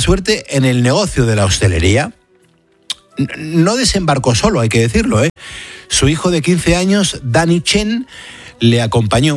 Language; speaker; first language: Spanish; native; Spanish